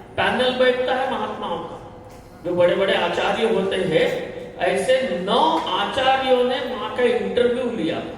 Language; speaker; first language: Hindi; non-native, local second language; Kannada